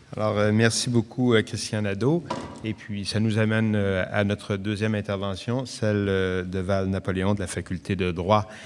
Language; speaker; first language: French; native; French